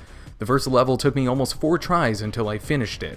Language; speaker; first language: English; native; English